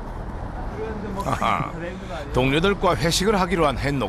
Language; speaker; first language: Korean; native; Korean